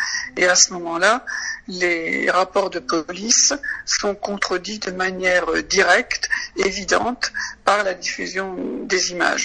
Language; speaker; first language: French; native; French